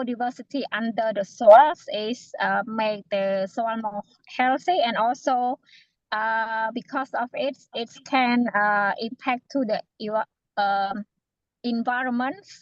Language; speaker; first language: English; non-native, fluent; Khmer